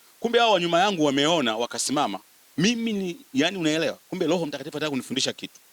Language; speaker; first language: Swahili; native; Swahili